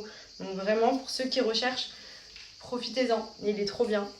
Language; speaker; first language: French; native; French